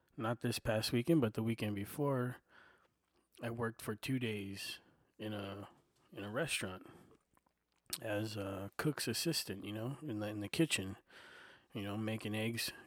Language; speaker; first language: English; native; English